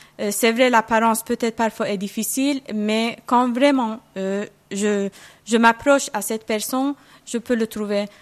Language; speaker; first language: French; non-native, fluent; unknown